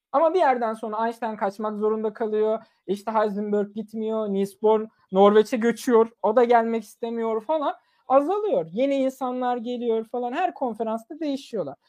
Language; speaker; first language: Turkish; early bilingual, other home language; German